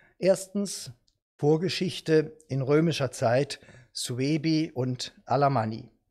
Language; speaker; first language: German; native; German